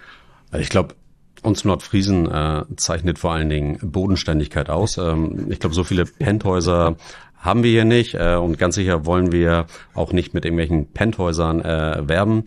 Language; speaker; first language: German; native; German